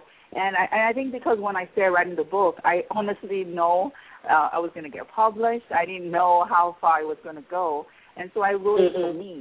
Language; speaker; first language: English; non-native, local second language; Yoruba